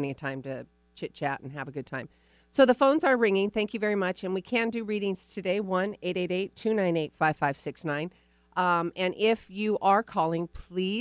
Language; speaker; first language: English; native; English